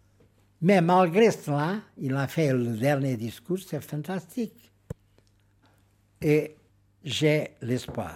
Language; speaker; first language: French; non-native, fluent; Portuguese